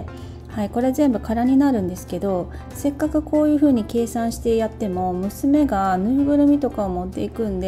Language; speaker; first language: Japanese; native; Japanese